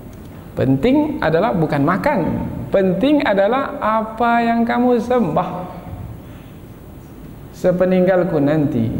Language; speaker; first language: Malay; native; Malay